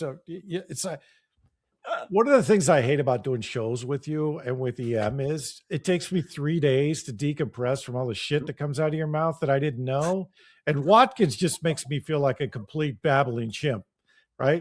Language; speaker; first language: English; native; English